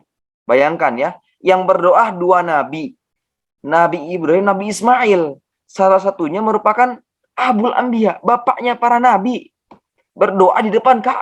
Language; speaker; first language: Indonesian; native; Indonesian